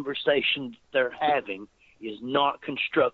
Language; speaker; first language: English; native; English